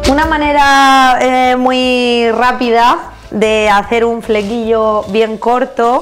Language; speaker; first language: Spanish; native; Spanish